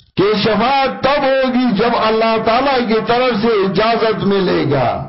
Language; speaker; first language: Urdu; non-native, local second language; Pashto